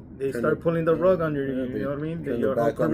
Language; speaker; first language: English; native; English